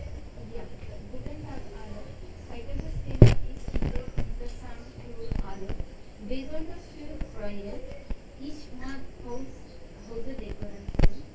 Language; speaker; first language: German; non-native, learner; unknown